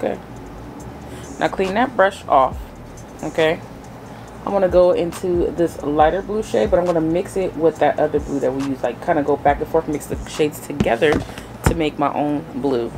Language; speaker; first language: English; native; English